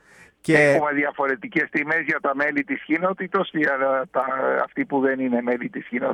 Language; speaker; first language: Greek; early bilingual, heritage; Spanish